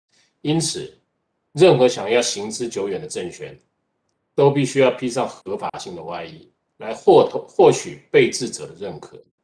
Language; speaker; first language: Chinese; native; Chinese